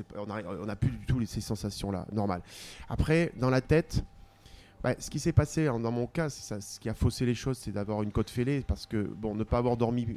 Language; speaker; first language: French; native; French